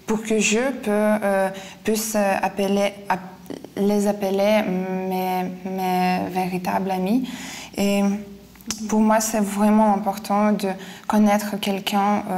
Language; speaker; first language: French; non-native, fluent; Lithuanian